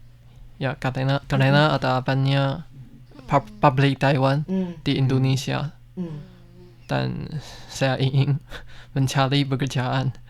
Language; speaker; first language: Indonesian; non-native, learner; Chinese